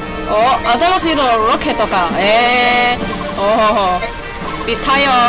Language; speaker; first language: Japanese; non-native, learner; Cantonese